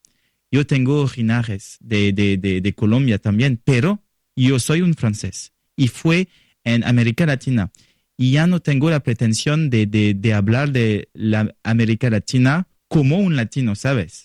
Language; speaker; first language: Spanish; non-native, learner; French